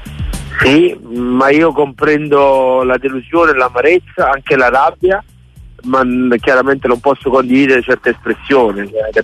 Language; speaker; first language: Italian; native; Italian